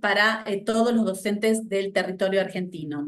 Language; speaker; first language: Spanish; native; Spanish